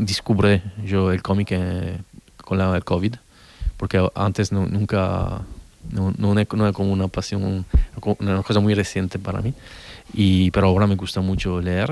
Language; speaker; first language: Spanish; non-native, learner; Italian